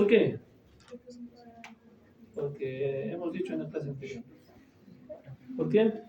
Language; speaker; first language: Spanish; native; Spanish